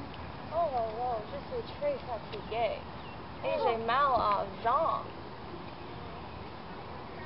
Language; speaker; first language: French; non-native, learner; English